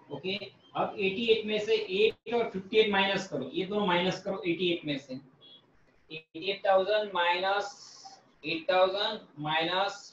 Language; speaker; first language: Hindi; non-native, local second language; Gujarati